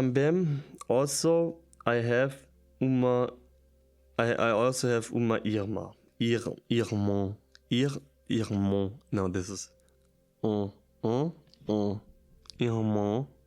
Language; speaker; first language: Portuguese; non-native, learner; German